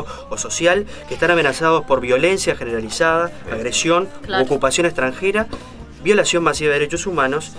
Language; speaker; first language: Spanish; native; Spanish